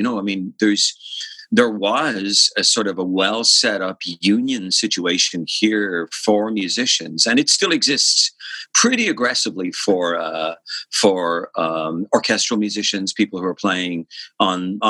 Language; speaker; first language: English; native; English